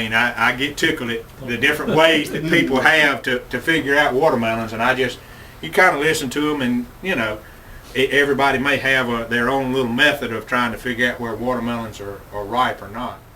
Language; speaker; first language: English; native; English